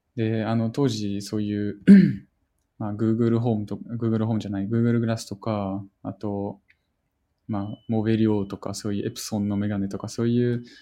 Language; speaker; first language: Japanese; non-native, fluent; French